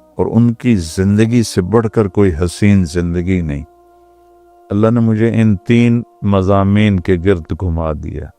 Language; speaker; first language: Urdu; non-native, local second language; Punjabi